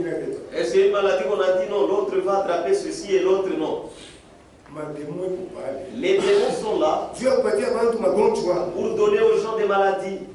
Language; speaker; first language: French; non-native, local second language; Swahili